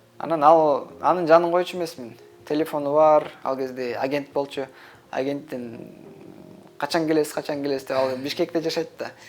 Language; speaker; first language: Kyrgyz; native; Kyrgyz